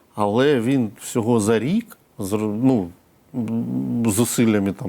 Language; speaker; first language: Ukrainian; non-native, local second language; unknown